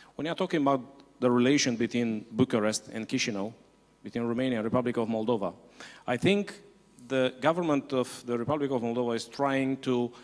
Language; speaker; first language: English; non-native, fluent; Romanian